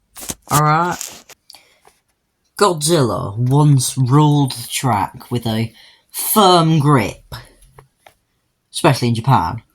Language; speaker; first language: English; native; English